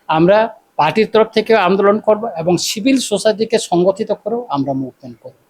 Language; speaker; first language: Bangla; native; Bangla